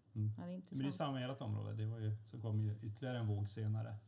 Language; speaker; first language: Swedish; native; Swedish